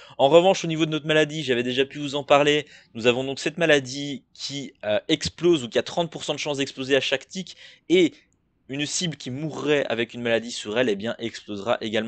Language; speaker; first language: French; native; French